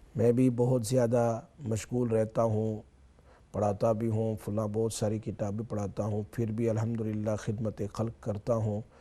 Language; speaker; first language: Urdu; native; Urdu